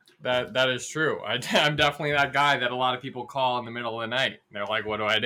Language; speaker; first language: English; native; English